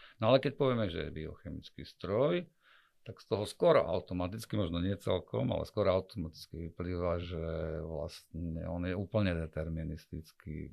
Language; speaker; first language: Slovak; native; Slovak